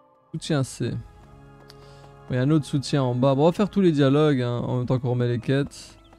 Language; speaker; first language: French; native; French